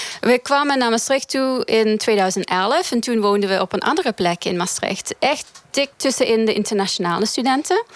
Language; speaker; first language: Dutch; non-native, fluent; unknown